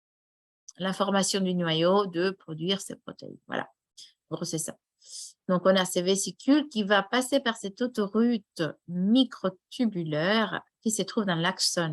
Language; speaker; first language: French; non-native, fluent; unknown